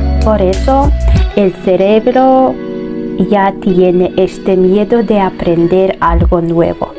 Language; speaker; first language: Spanish; non-native, fluent; Russian